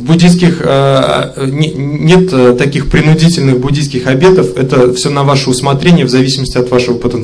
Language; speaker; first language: Russian; native; Russian